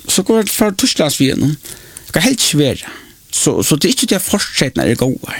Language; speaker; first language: Norwegian; non-native, learner; Faroese